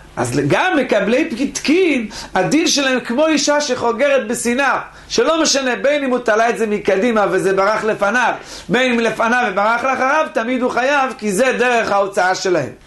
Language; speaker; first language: Hebrew; native; Hebrew